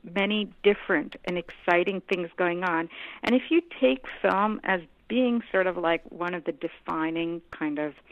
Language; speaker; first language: English; non-native, local second language; Hindi